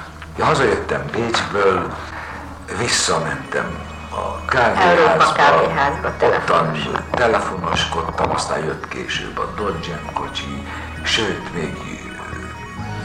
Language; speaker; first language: Hungarian; native; Hungarian